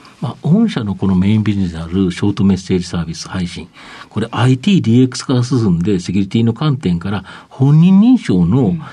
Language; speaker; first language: Japanese; native; Japanese